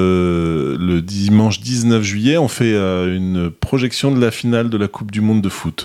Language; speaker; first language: French; native; French